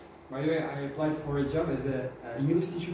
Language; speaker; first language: English; non-native, fluent; Turkish